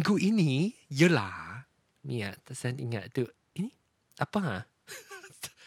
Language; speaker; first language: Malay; non-native, local second language; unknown